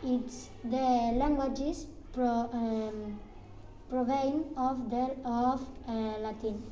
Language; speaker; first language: English; non-native, learner; Catalan